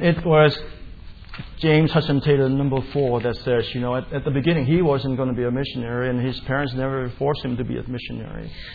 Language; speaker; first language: English; native; English